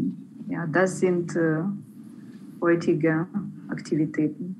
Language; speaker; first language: German; non-native, fluent; Ukrainian